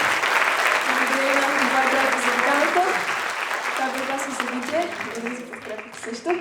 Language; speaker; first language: Bulgarian; native; Bulgarian